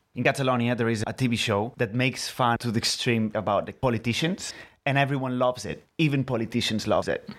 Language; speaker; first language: English; non-native, fluent; Spanish